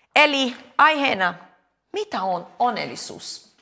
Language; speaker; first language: Finnish; non-native, learner; Portuguese